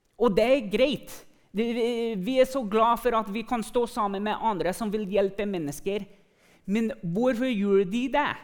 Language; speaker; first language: Norwegian; early bilingual, other home language; English